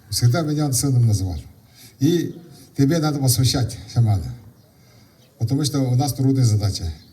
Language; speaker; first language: Russian; non-native, local second language; Tuvinian